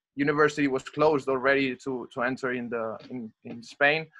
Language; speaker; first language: English; non-native, fluent; Spanish